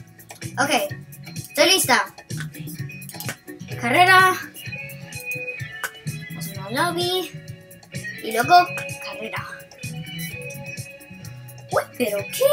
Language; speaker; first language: Spanish; early bilingual, heritage; Spanish